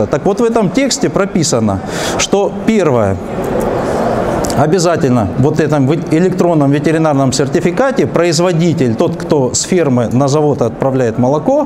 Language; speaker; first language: Russian; native; Russian